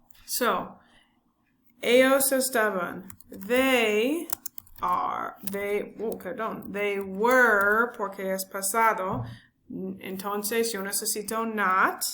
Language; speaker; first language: Spanish; non-native, learner; English